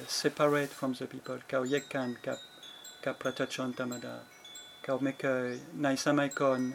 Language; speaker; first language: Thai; non-native, fluent; French